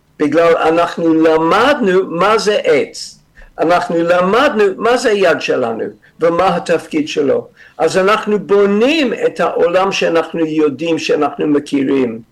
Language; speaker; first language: Hebrew; non-native, fluent; English